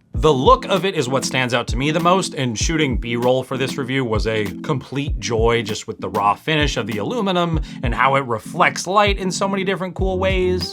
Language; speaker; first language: English; native; English